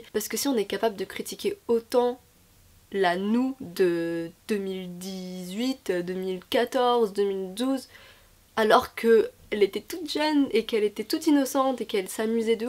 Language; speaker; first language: French; native; French